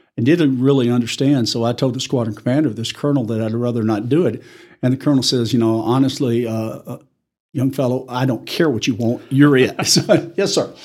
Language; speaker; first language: English; native; English